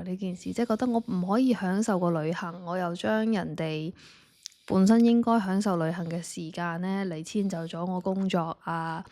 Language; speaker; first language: Cantonese; native; Cantonese